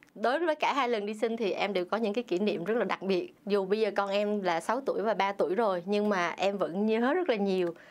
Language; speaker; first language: Vietnamese; native; Vietnamese